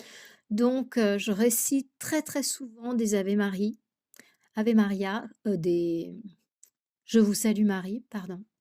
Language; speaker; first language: French; native; French